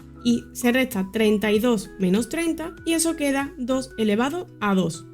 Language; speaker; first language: Spanish; native; Spanish